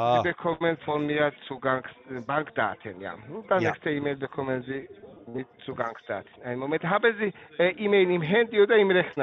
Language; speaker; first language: German; non-native, learner; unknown